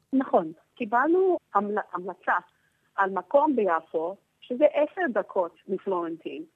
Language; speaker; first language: Hebrew; non-native, fluent; English